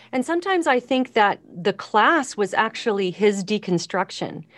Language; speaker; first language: English; native; English